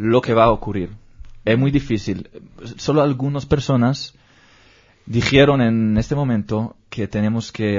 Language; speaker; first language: Spanish; non-native, learner; Hebrew